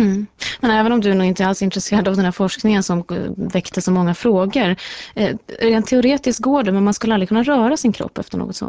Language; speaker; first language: Swedish; native; Swedish